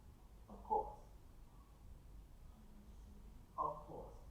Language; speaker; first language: English; non-native, fluent; Thai